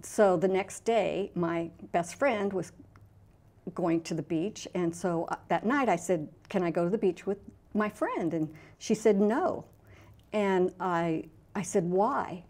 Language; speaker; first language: English; native; English